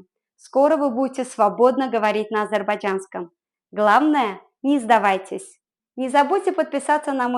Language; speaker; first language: Russian; non-native, fluent; Azerbaijani